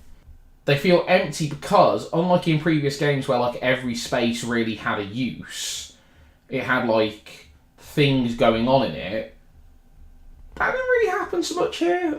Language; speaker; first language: English; native; English